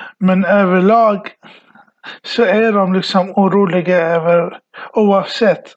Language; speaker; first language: Swedish; early bilingual, other home language; Arabic